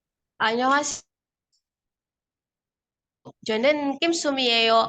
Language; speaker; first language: Korean; non-native, learner; Indonesian